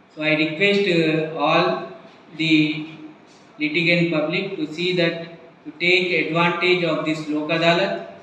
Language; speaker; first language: English; non-native, local second language; Telugu